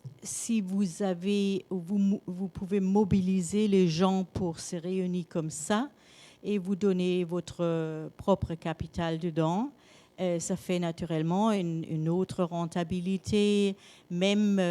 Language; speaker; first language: French; non-native, learner; German